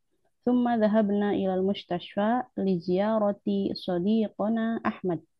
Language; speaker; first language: Arabic; non-native, learner; Indonesian